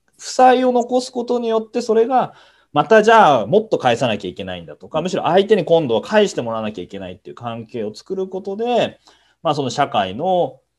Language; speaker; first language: Japanese; native; Japanese